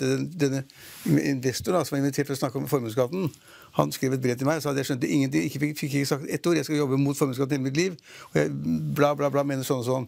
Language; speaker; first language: Norwegian; native; Norwegian